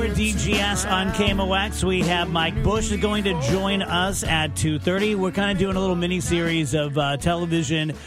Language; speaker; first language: English; native; English